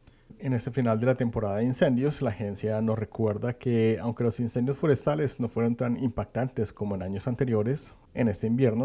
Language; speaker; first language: Spanish; native; Spanish